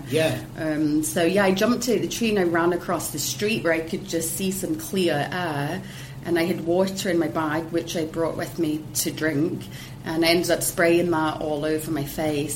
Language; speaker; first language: English; native; English